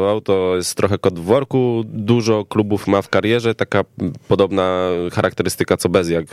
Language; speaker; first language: Polish; native; Polish